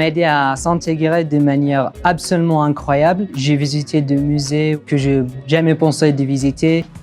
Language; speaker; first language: French; non-native, fluent; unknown